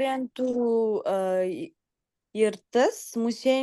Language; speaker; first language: English; non-native, learner; Kazakh